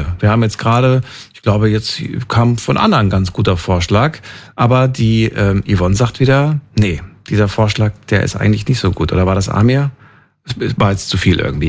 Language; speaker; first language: German; native; German